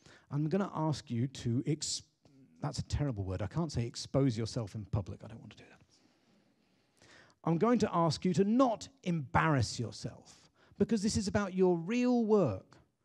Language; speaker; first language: English; native; English